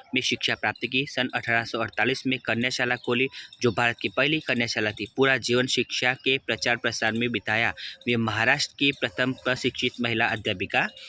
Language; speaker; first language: Hindi; non-native, local second language; Gujarati